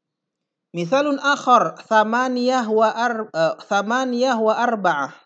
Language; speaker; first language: Arabic; non-native, fluent; Indonesian